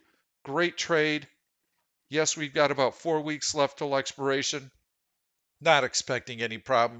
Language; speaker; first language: English; native; English